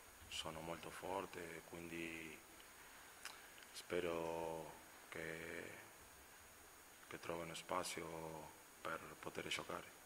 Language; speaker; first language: Italian; non-native, fluent; Spanish